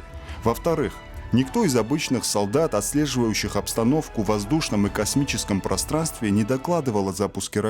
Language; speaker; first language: Russian; native; Russian